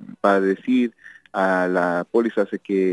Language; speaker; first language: Spanish; early bilingual, heritage; Spanish